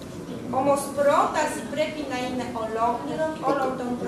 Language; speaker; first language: Greek; non-native, learner; Russian